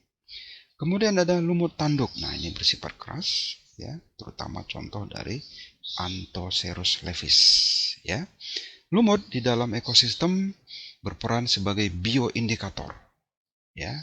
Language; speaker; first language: Indonesian; native; Indonesian